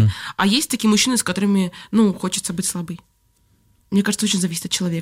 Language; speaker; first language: Russian; native; Russian